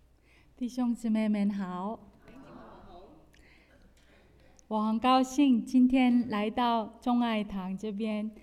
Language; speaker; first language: Chinese; non-native, fluent; Korean